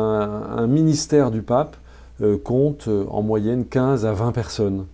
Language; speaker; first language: French; native; French